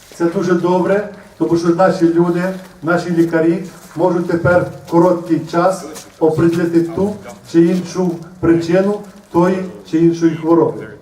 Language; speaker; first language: Ukrainian; native; Ukrainian